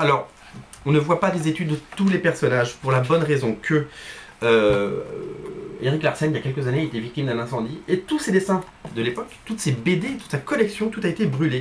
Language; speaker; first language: French; native; French